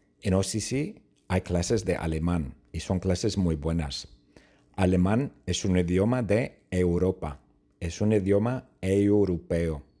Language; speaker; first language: Spanish; non-native, fluent; English